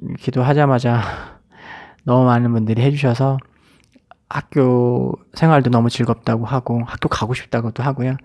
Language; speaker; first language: Korean; native; Korean